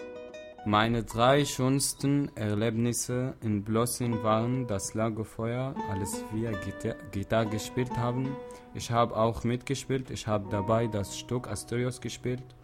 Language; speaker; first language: German; early bilingual, other home language; Arabic